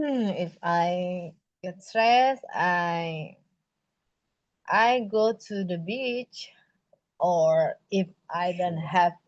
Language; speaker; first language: English; non-native, learner; Indonesian